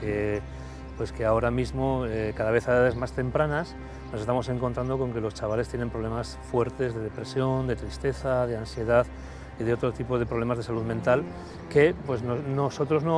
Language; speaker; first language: Spanish; native; Spanish